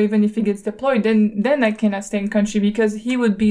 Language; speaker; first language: English; non-native, fluent; French